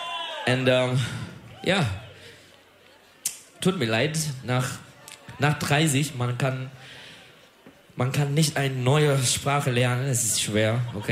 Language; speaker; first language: German; non-native, learner; Turkish